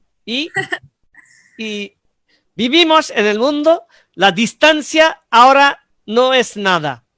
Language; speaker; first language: Spanish; non-native, fluent; Bangla